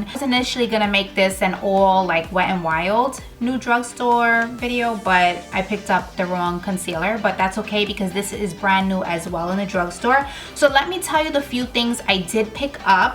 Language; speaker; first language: English; native; English